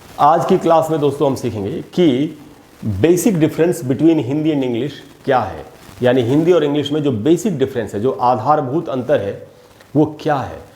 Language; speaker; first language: Hindi; native; Hindi